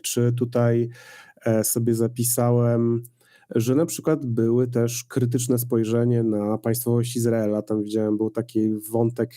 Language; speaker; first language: Polish; native; Polish